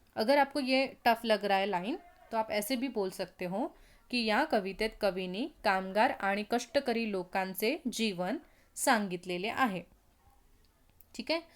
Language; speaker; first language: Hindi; non-native, local second language; Marathi